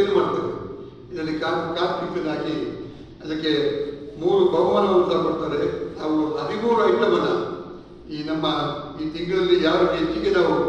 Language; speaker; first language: Kannada; non-native, local second language; Kodava